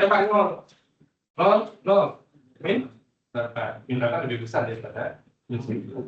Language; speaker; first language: Indonesian; native; Indonesian